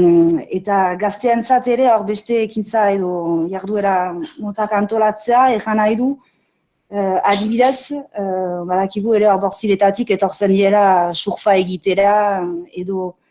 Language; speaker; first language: Basque; native; Basque